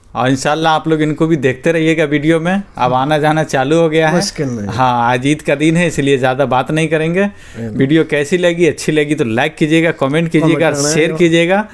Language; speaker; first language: Hindi; native; Hindi